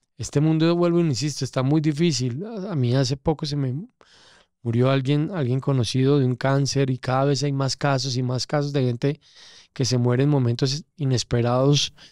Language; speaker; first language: Spanish; native; Spanish